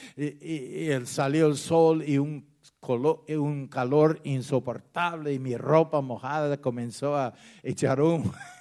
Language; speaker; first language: Spanish; non-native, fluent; English